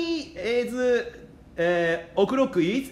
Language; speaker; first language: English; non-native, learner; Japanese